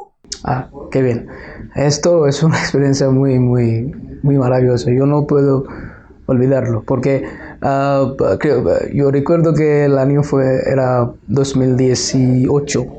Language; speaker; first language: Spanish; non-native, fluent; Bangla